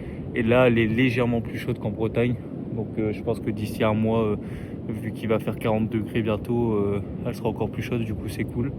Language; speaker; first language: French; native; French